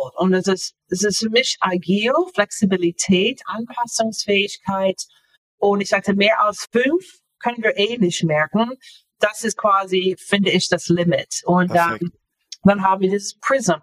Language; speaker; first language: German; non-native, fluent; English